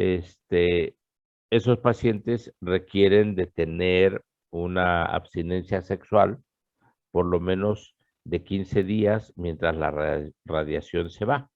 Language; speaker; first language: Spanish; native; Spanish